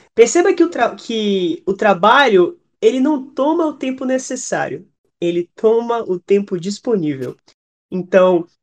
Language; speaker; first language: Portuguese; native; Portuguese